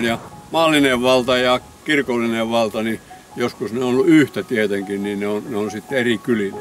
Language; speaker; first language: Finnish; native; Finnish